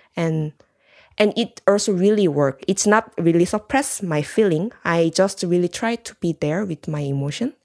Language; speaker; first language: English; non-native, learner; Korean